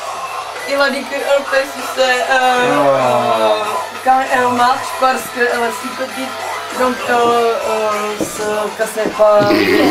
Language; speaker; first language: French; non-native, learner; Czech